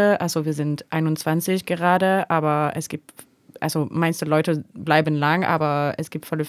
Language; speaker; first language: German; non-native, learner; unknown